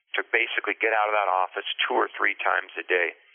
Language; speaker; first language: English; early bilingual, other home language; Spanish